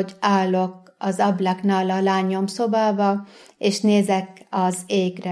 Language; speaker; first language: Hungarian; non-native, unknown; Arabic